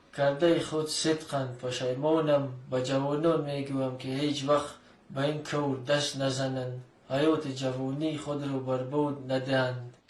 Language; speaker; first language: Tajik; non-native, local second language; Shughni